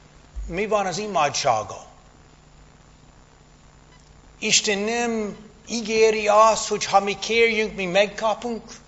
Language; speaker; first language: Hungarian; non-native, fluent; English